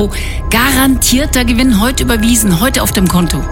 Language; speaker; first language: German; native; German